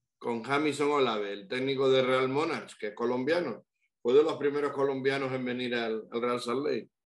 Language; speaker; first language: Spanish; native; Spanish